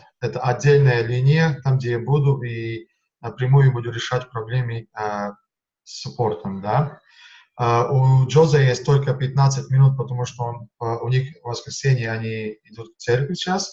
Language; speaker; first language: Russian; non-native, fluent; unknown